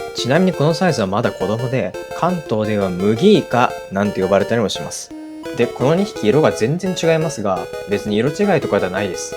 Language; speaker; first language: Japanese; native; Japanese